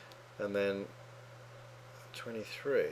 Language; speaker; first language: English; native; English